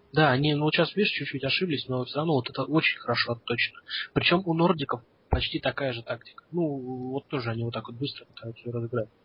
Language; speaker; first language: Russian; early bilingual, heritage; Russian